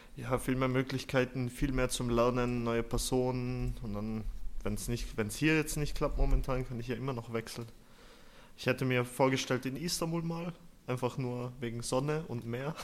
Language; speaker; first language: German; early bilingual, other home language; Turkish